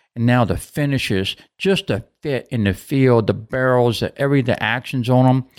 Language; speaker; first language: English; native; English